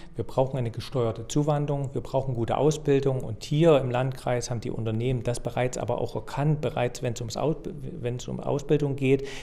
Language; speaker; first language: German; native; German